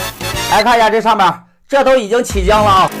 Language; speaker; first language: Chinese; native; Chinese